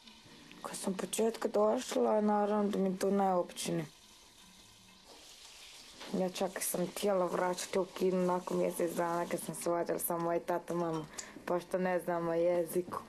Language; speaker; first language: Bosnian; non-native, learner; Chinese